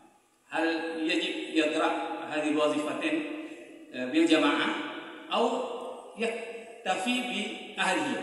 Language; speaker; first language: Arabic; non-native, fluent; Indonesian